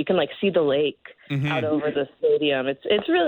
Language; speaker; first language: English; native; English